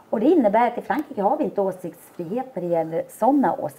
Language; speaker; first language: Swedish; native; Swedish